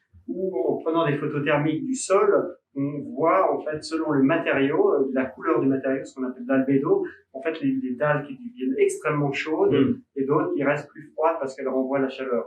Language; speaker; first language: French; native; French